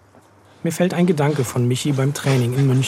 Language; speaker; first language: German; native; German